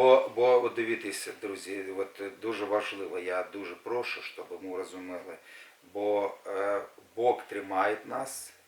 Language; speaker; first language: Ukrainian; non-native, local second language; Russian